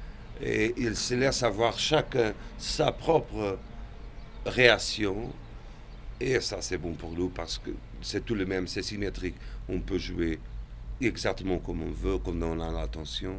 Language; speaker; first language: French; non-native, fluent; Portuguese